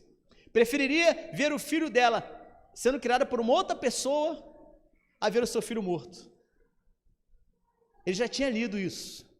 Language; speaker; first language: Portuguese; native; Portuguese